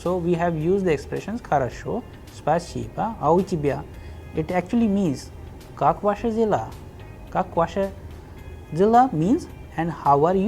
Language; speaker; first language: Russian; non-native, fluent; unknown